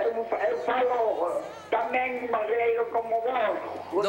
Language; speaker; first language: Portuguese; non-native, learner; Spanish